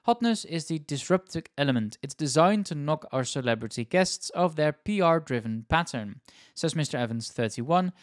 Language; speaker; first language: English; non-native, fluent; Dutch